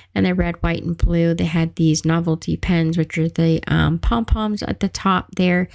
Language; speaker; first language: English; native; English